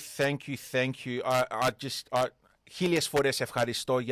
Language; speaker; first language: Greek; early bilingual, heritage; Greek